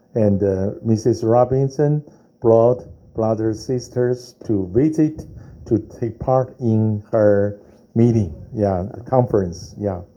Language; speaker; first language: English; non-native, learner; Chinese